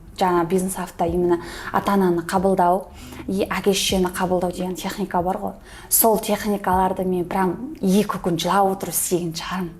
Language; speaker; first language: Kazakh; early bilingual, heritage; Kazakh